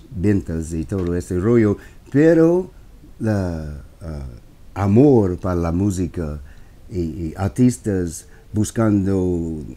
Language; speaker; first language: Spanish; non-native, learner; English